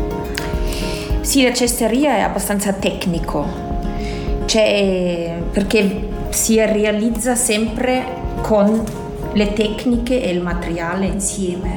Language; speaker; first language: Italian; non-native, fluent; German